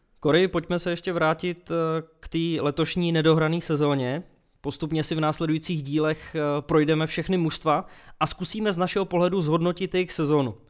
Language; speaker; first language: Czech; native; Czech